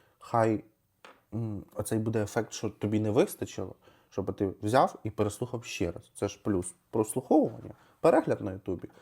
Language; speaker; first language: Ukrainian; non-native, local second language; Russian